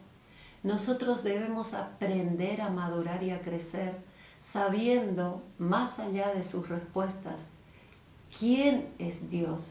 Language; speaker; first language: Spanish; native; Spanish